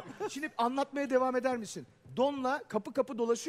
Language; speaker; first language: Turkish; native; Turkish